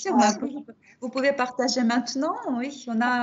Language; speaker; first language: French; non-native, fluent; Russian